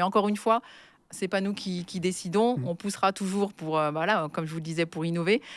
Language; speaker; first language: French; native; French